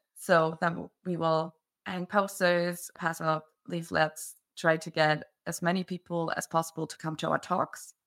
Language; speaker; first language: English; non-native, fluent; German